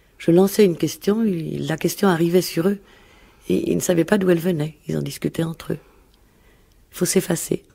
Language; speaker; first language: French; native; French